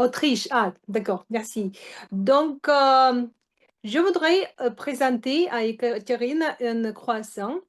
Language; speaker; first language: French; non-native, fluent; Russian